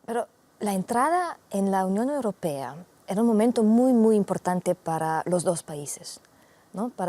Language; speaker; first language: Spanish; non-native, fluent; Slovenian